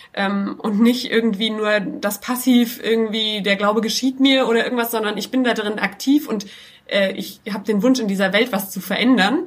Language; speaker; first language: German; native; German